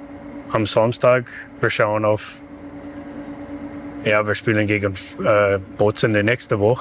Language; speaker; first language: German; non-native, learner; English